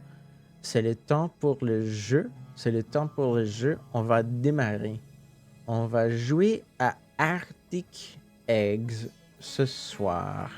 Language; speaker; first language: French; non-native, local second language; English